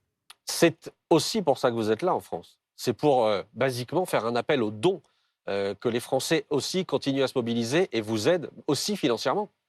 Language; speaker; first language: French; native; French